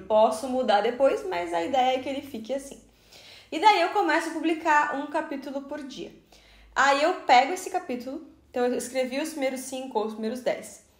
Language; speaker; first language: Portuguese; native; Portuguese